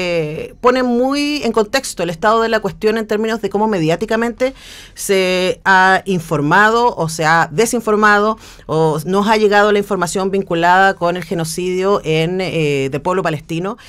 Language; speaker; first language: Spanish; native; Spanish